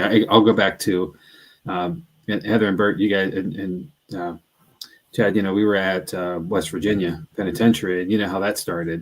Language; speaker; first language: English; native; English